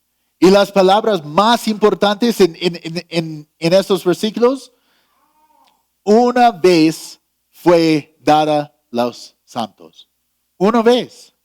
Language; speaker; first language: Spanish; non-native, fluent; English